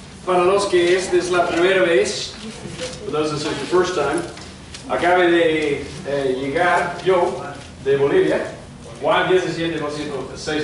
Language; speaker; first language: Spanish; non-native, fluent; English